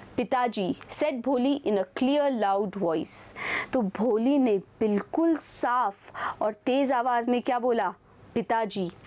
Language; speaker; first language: Hindi; native; Hindi